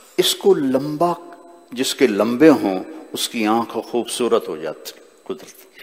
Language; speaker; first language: Urdu; non-native, local second language; Punjabi